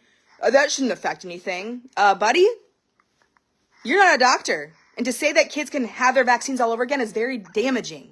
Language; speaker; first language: English; native; English